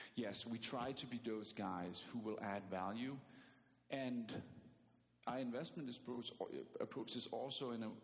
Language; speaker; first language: English; non-native, fluent; Danish